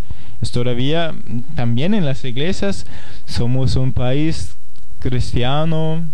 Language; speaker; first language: Spanish; non-native, fluent; German